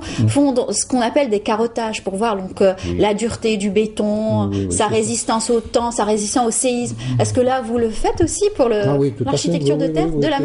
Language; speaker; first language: French; native; French